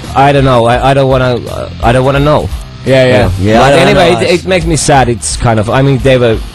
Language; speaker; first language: English; non-native, fluent; Finnish